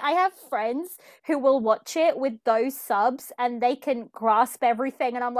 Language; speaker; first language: English; early bilingual, other home language; Portuguese